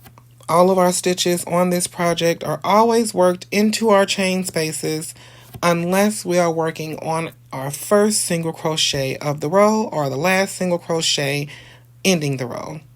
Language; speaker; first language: English; native; English